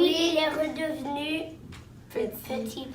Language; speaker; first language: French; non-native, local second language; English